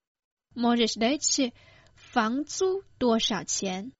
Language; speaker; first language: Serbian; non-native, fluent; Chinese